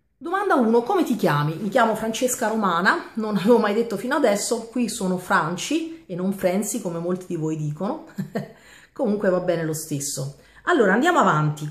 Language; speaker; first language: Italian; native; Italian